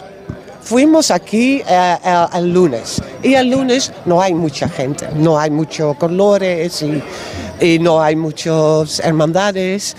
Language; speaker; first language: Spanish; non-native, learner; Dutch